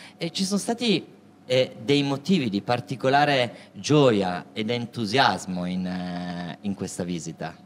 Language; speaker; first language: Italian; native; Italian